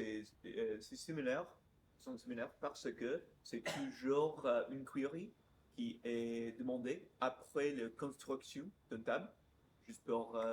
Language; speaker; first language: French; non-native, fluent; English